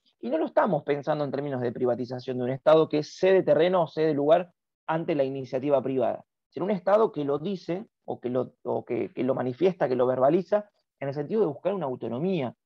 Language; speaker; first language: Spanish; native; Spanish